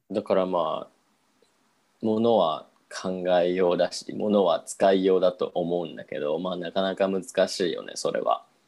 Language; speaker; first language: Japanese; native; Japanese